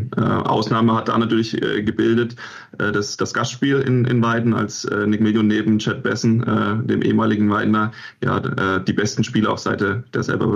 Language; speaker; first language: German; native; German